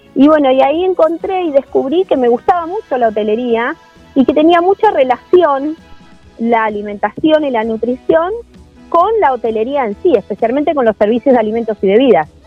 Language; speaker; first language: Spanish; native; Spanish